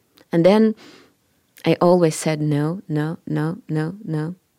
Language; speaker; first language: English; non-native, learner; Russian